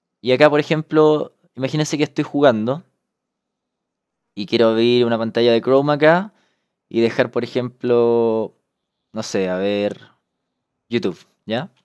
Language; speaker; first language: Spanish; native; Spanish